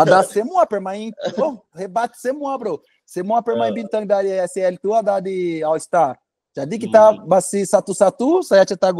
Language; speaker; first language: Indonesian; non-native, fluent; Portuguese